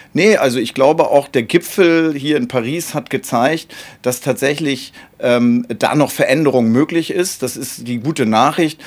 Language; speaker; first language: German; native; German